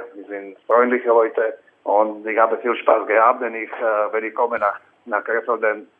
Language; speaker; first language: German; non-native, fluent; Slovak